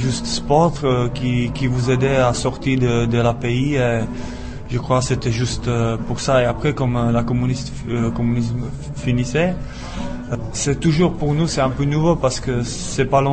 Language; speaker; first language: French; non-native, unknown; Czech